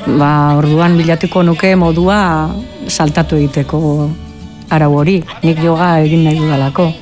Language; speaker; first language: Basque; non-native, local second language; Spanish